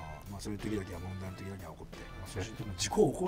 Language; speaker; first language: Japanese; native; Japanese